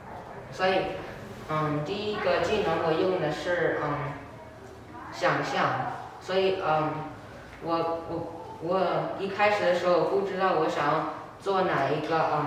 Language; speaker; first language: Chinese; non-native, learner; English